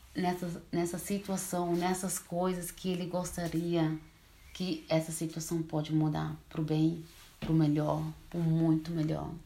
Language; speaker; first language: Portuguese; early bilingual, heritage; Portuguese